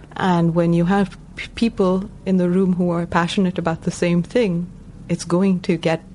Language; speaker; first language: English; non-native, local second language; Tamil